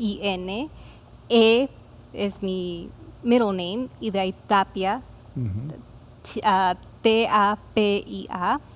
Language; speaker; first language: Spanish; early bilingual, heritage; Spanish